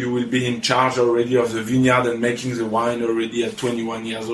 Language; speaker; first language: English; non-native, fluent; French